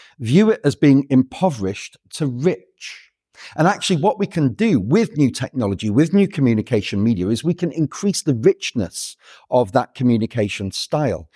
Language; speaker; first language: English; native; English